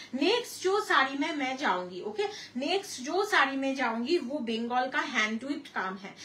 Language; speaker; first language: Hindi; non-native, local second language; Bangla